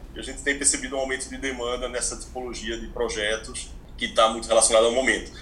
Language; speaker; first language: Portuguese; native; Portuguese